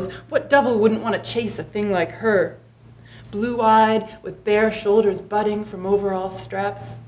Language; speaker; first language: English; native; English